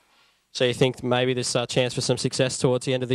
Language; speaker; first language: English; native; English